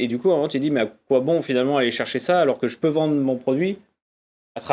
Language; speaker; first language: French; native; French